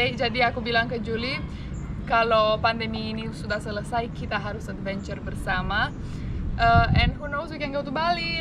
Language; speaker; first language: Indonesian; non-native, fluent; Romanian